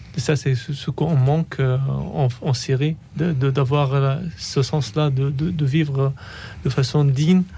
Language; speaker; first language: French; non-native, fluent; Arabic